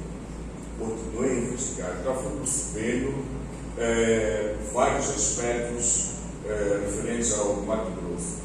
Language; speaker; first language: Portuguese; non-native, local second language; Tsonga